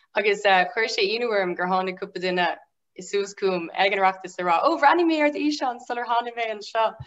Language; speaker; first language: Irish; non-native, local second language; English